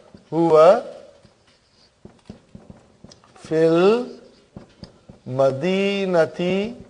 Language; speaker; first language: Arabic; non-native, fluent; Urdu